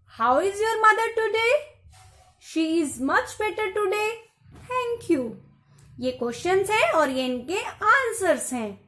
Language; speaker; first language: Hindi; non-native, local second language; Gujarati